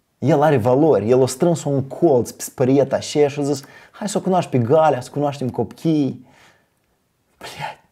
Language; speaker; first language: Romanian; native; Romanian